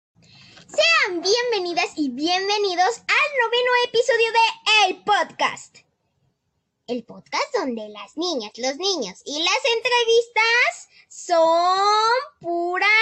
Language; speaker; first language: Spanish; native; Spanish